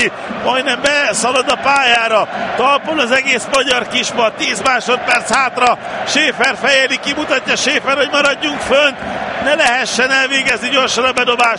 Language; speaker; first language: Hungarian; native; Hungarian